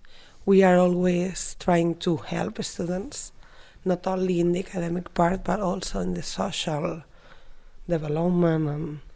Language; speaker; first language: English; non-native, fluent; Catalan